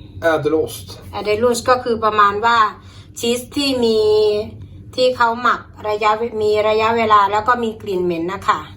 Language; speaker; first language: Thai; native; Thai